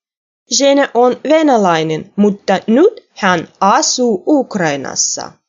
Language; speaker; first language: Finnish; non-native, fluent; Russian